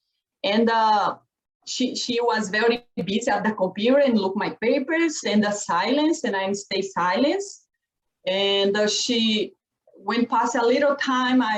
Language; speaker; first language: English; non-native, learner; Portuguese